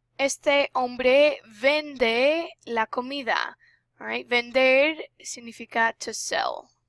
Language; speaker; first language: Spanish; non-native, fluent; English